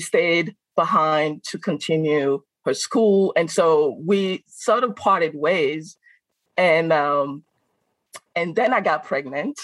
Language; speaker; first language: English; non-native, fluent; French